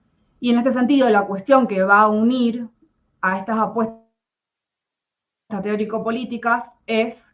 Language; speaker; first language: Spanish; native; Spanish